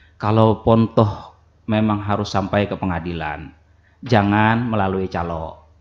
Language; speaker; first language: Indonesian; non-native, local second language; Banjar